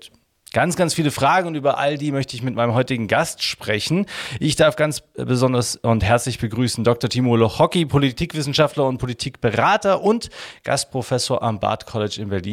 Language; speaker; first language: German; native; German